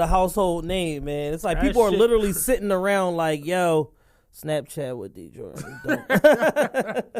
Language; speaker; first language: English; native; English